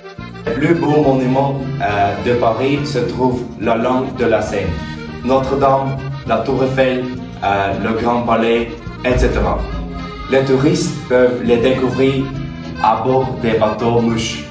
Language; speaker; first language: French; non-native, learner; Norwegian